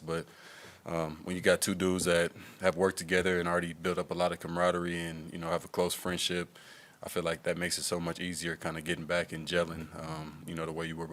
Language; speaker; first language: English; native; English